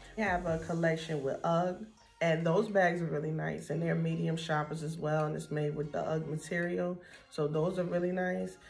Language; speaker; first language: English; native; English